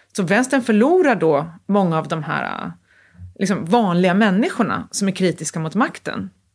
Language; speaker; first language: Swedish; native; Swedish